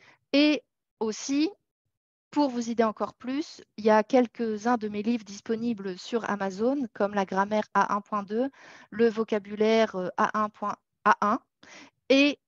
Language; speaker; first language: French; native; French